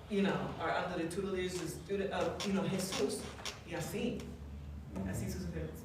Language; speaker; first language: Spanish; early bilingual, heritage; English